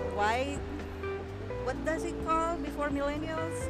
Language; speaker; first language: English; non-native, fluent; Malay